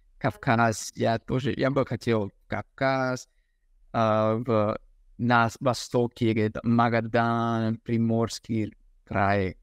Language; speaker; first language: Russian; non-native, fluent; English